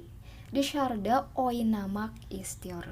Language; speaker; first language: Turkish; non-native, fluent; Indonesian